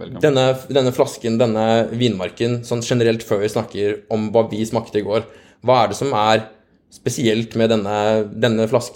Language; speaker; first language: Norwegian; native; Norwegian